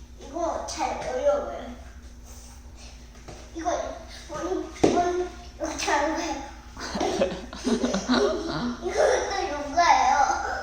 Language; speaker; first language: Korean; early bilingual, heritage; Korean